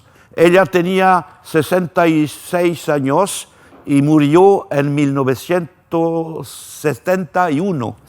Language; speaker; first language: Spanish; non-native, fluent; French